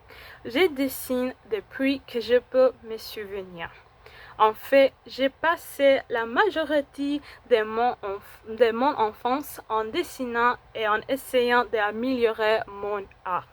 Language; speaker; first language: French; non-native, fluent; Spanish